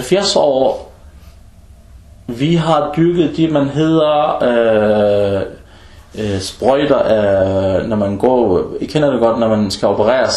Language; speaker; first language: Danish; non-native, fluent; Arabic